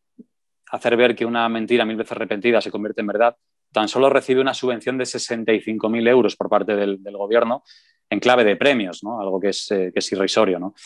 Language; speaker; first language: Spanish; native; Spanish